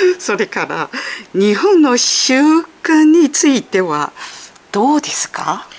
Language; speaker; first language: Japanese; native; Japanese